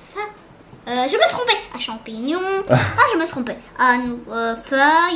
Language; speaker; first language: French; early bilingual, heritage; French